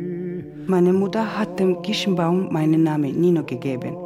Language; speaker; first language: German; non-native, learner; Georgian